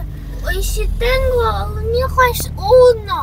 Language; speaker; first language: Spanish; early bilingual, other home language; Russian